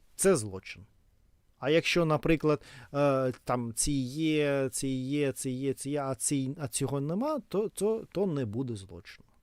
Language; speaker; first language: Ukrainian; non-native, local second language; Russian